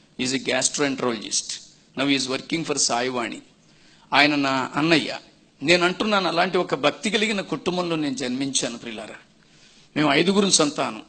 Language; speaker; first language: Telugu; non-native, fluent; Tamil